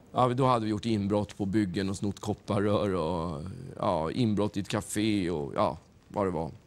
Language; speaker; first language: Swedish; native; Swedish